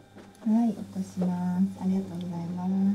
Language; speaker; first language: Japanese; native; Japanese